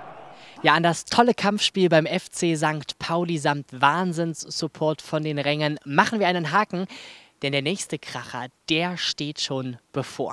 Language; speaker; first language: German; native; German